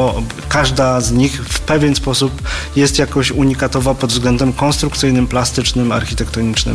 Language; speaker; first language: Polish; native; Polish